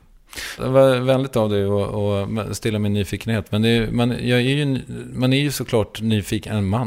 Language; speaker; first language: Swedish; native; Swedish